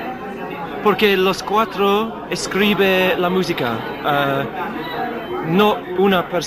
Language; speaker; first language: Spanish; non-native, learner; English